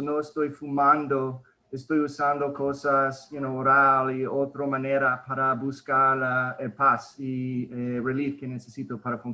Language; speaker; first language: Spanish; early bilingual, heritage; Spanish